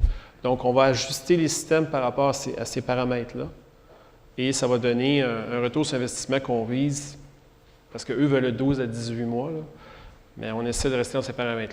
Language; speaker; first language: French; native; French